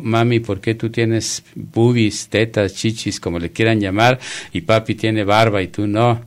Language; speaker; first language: Spanish; native; Spanish